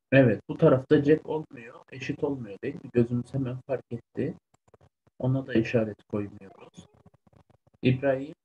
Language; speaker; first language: Turkish; native; Turkish